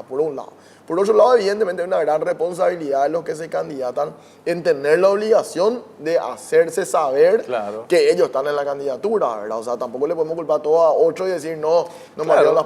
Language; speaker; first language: Spanish; native; Spanish